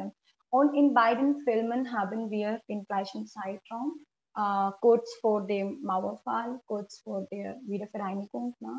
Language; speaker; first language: German; non-native, fluent; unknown